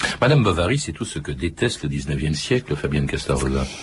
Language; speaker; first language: French; native; French